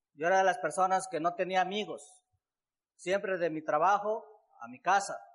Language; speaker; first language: Spanish; native; Spanish